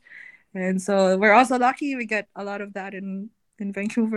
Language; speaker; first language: English; non-native, local second language; Filipino